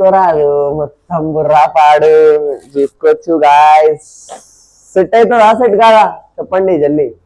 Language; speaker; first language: Telugu; non-native, local second language; Urdu